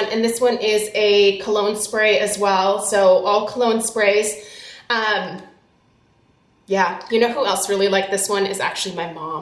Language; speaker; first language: English; native; English